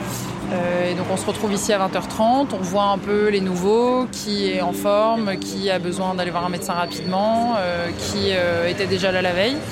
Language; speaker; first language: French; native; French